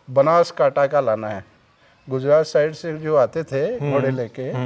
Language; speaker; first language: Hindi; native; Hindi